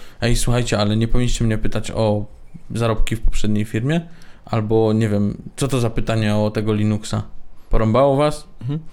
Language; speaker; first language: Polish; native; Polish